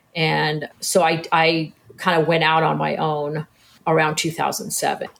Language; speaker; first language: English; early bilingual, other home language; Hebrew